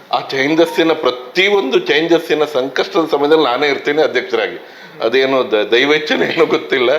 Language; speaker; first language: Kannada; native; Kannada